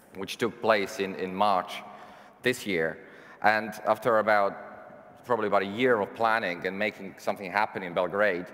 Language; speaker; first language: English; non-native, fluent; Serbian